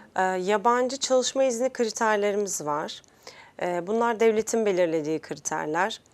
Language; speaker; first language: Turkish; native; Turkish